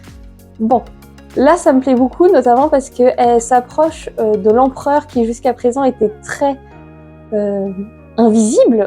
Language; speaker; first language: French; native; French